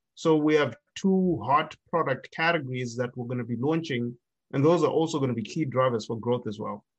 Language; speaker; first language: English; non-native, local second language; Shona